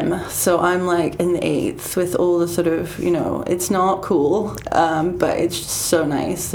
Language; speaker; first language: English; native; English